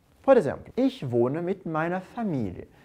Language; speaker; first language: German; non-native, fluent; Portuguese